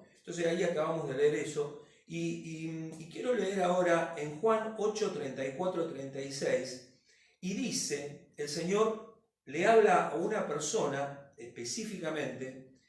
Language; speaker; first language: Spanish; native; Spanish